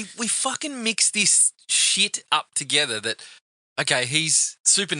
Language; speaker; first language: English; native; English